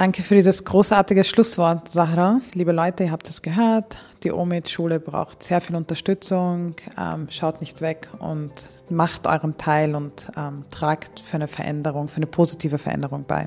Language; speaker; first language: German; early bilingual, other home language; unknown